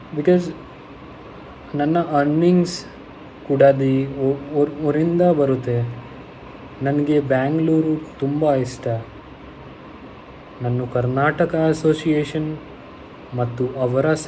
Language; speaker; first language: Kannada; non-native, local second language; Hindi